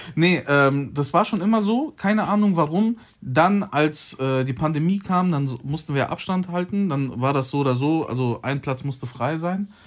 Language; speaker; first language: German; early bilingual, other home language; Polish